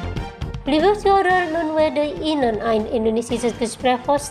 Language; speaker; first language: German; non-native, fluent; Indonesian